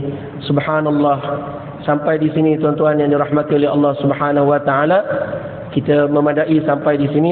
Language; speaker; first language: Malay; native; Malay